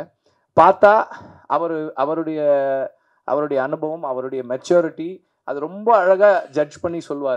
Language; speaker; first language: Tamil; native; Tamil